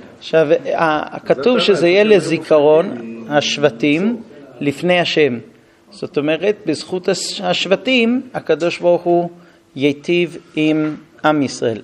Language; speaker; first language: Hebrew; non-native, fluent; English